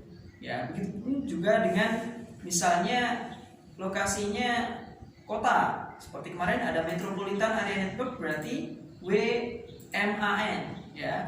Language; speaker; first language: Indonesian; native; Indonesian